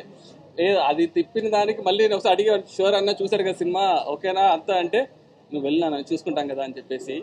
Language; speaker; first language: Telugu; native; Telugu